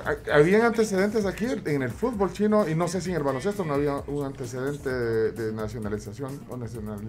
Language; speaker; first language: Spanish; native; Spanish